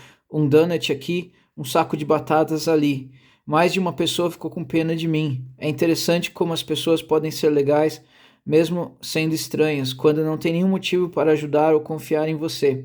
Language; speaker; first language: Portuguese; native; Portuguese